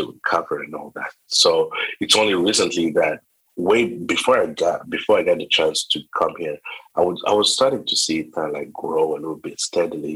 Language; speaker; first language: English; non-native, local second language; Kinyarwanda